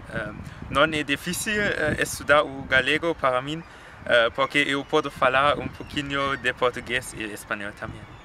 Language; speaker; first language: Portuguese; non-native, learner; German